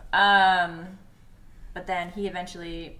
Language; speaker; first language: English; native; English